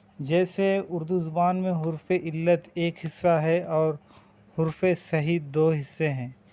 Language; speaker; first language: Urdu; native; Urdu